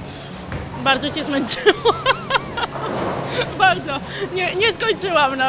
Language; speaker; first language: Polish; early bilingual, heritage; Spanish